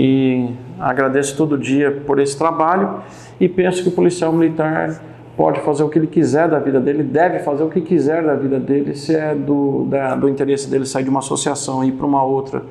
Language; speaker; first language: Portuguese; native; Portuguese